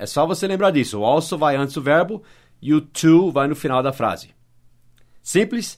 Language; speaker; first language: Portuguese; non-native, fluent; English